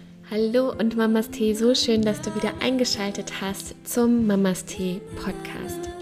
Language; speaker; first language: German; native; German